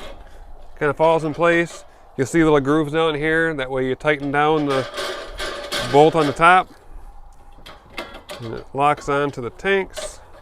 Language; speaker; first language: English; native; English